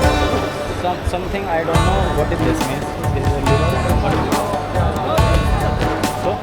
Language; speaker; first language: English; non-native, learner; Hindi